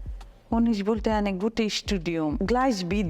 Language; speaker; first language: German; non-native, learner; Bangla